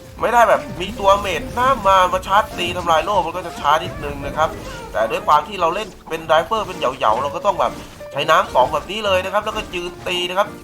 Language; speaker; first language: Thai; native; Thai